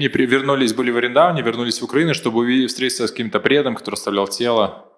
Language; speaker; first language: Russian; native; Russian